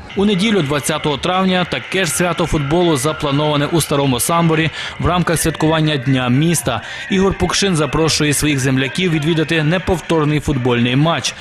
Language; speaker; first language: Ukrainian; native; Ukrainian